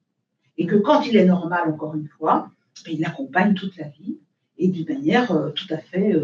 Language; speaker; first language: French; native; French